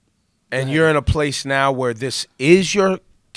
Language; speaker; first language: English; native; English